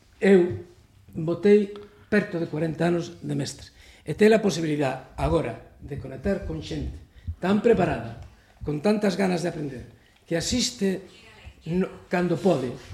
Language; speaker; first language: Galician; native; Galician